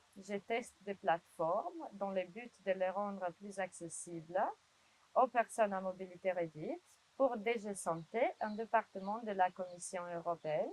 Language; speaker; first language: French; non-native, fluent; Romanian